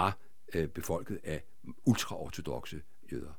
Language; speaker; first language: Danish; native; Danish